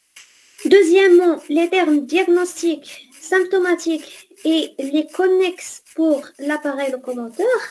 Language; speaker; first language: French; non-native, fluent; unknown